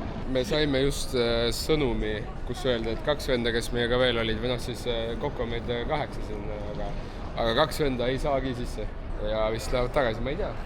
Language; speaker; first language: Estonian; native; Estonian